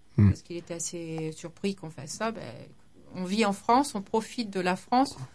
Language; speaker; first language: French; non-native, fluent; English